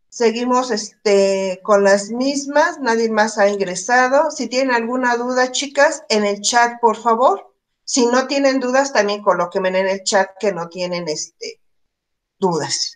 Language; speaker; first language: Spanish; native; Spanish